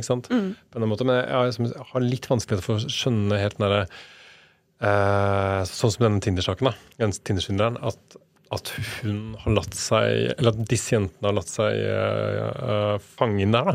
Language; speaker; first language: Norwegian; native; Norwegian